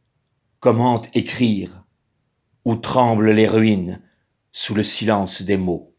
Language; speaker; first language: French; native; French